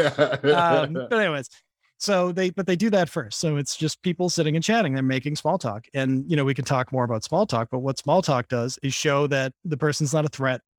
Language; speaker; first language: English; native; English